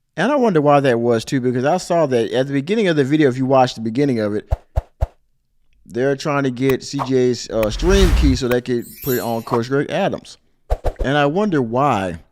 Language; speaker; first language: English; native; English